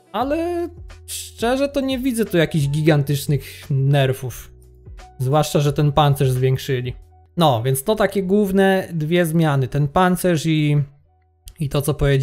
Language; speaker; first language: Polish; native; Polish